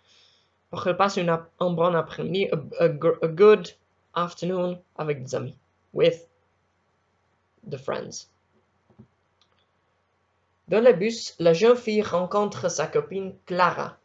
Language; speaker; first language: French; non-native, learner; Spanish